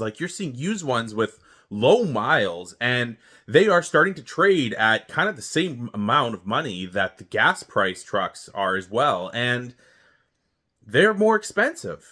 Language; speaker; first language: English; native; English